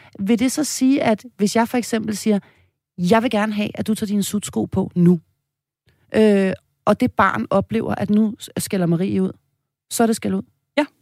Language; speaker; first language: Danish; native; Danish